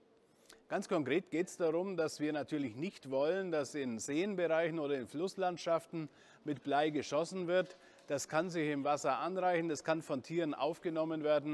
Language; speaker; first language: German; native; German